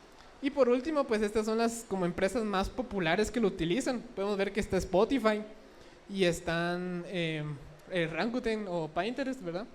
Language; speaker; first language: Spanish; native; Spanish